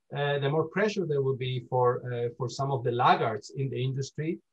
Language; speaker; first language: English; non-native, fluent; Spanish